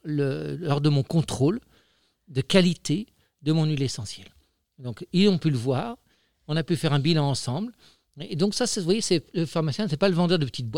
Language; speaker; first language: French; native; French